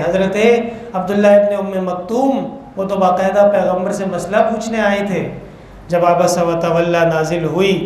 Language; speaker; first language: Urdu; non-native, local second language; Pashto